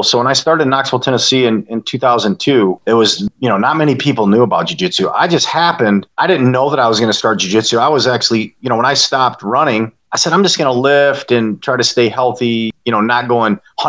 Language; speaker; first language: English; native; English